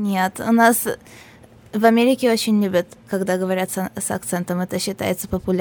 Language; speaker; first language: Russian; early bilingual, heritage; Russian